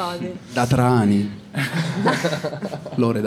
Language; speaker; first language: Italian; native; Italian